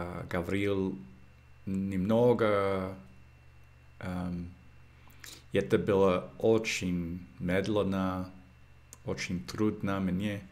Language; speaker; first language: Russian; non-native, learner; English